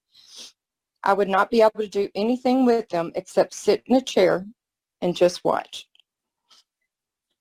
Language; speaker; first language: English; native; English